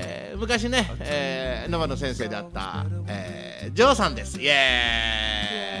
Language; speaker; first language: Japanese; native; Japanese